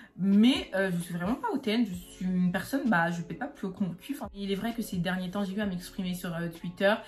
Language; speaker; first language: French; native; French